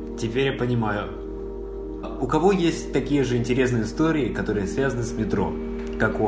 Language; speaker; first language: Russian; native; Russian